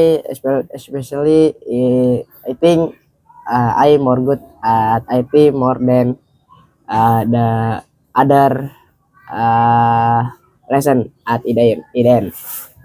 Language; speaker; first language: English; non-native, learner; Indonesian